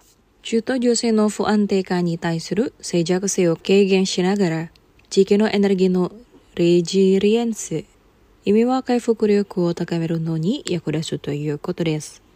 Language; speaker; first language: Japanese; non-native, fluent; Indonesian